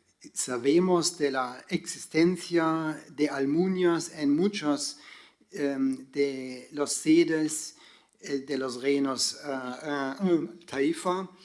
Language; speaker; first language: Spanish; non-native, fluent; German